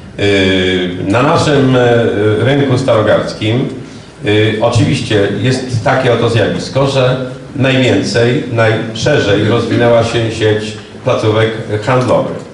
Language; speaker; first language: Polish; native; Polish